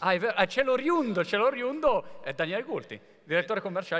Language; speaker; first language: Italian; native; Italian